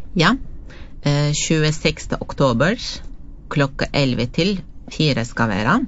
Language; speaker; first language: Norwegian; non-native, fluent; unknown